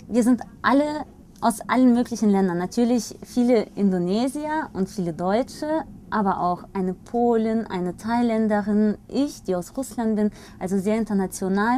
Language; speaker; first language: German; non-native, fluent; Russian